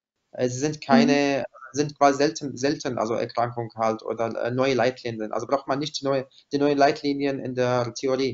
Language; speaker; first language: German; non-native, fluent; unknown